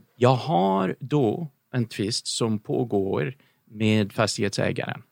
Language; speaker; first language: Swedish; non-native, fluent; English